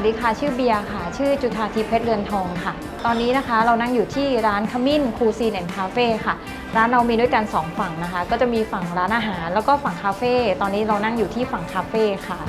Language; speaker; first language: Thai; native; Thai